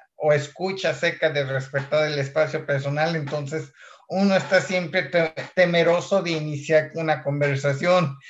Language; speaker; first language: Spanish; native; Spanish